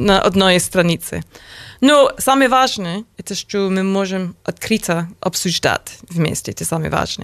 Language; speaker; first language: Russian; non-native, learner; English